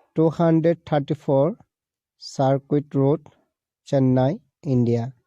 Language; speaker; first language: English; non-native, local second language; Assamese